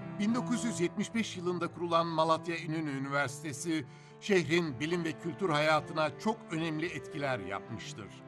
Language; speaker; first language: Turkish; native; Turkish